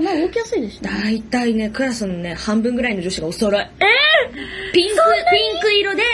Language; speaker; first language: Japanese; native; Japanese